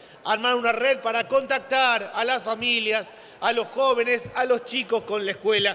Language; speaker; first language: Spanish; native; Spanish